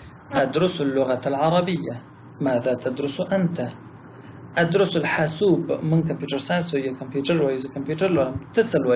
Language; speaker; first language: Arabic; non-native, fluent; Pashto